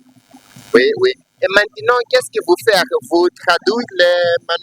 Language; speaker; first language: French; non-native, learner; Portuguese